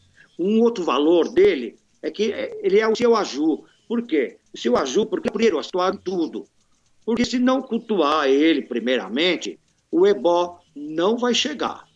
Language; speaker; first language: Portuguese; native; Portuguese